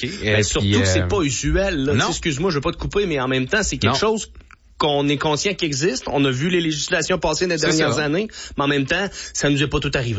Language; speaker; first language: French; native; French